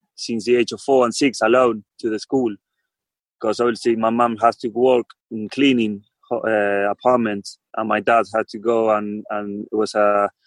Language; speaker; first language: English; non-native, fluent; Spanish